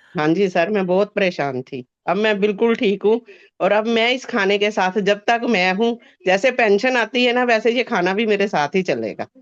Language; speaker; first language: Hindi; native; Hindi